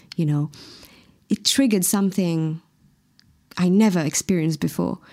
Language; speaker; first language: English; non-native, fluent; Morisyen